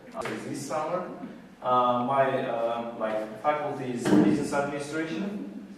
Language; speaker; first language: English; non-native, fluent; Kazakh